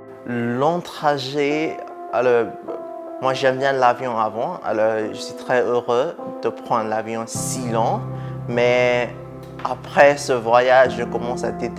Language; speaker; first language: French; non-native, fluent; Burmese